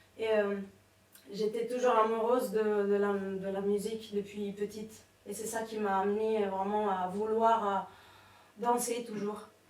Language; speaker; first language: French; non-native, fluent; Italian